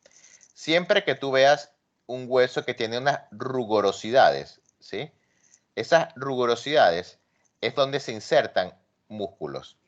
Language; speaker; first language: Spanish; native; Spanish